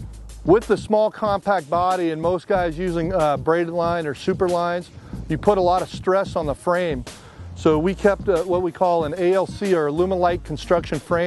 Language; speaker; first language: English; native; English